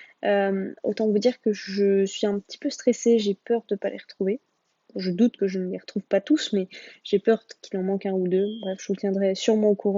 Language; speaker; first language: French; native; French